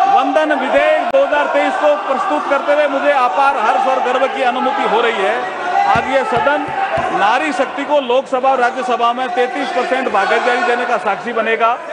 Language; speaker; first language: Hindi; native; Hindi